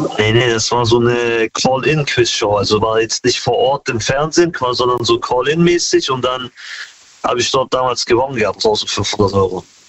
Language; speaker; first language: German; early bilingual, other home language; Kurdish